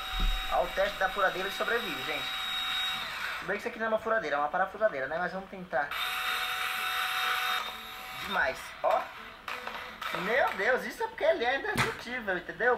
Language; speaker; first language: Portuguese; native; Portuguese